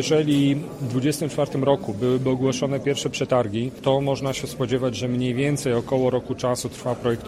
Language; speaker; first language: Polish; native; Polish